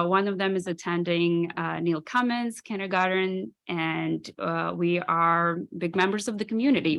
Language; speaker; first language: English; non-native, fluent; Ukrainian